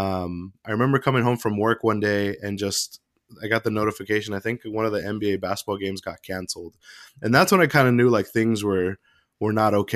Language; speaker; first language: English; native; English